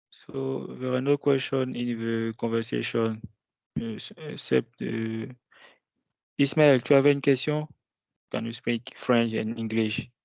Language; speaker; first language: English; non-native, learner; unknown